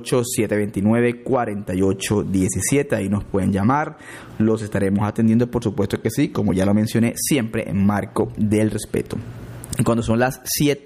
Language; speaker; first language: Spanish; non-native, local second language; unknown